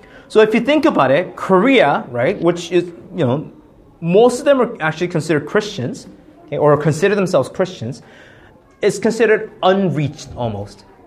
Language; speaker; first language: English; early bilingual, other home language; Korean